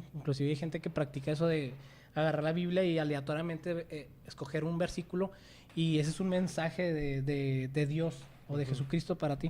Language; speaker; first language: Spanish; native; Spanish